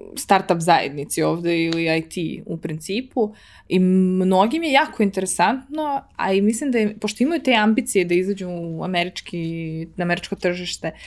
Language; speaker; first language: Serbian; early bilingual, heritage; Serbian